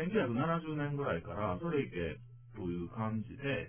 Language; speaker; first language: Japanese; native; Japanese